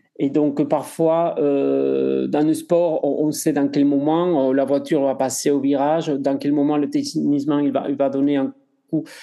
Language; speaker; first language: French; non-native, fluent; Spanish